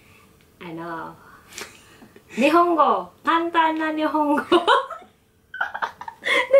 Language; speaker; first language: Japanese; non-native, learner; Filipino